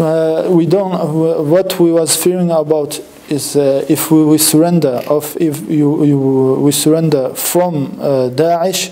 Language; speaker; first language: English; non-native, learner; French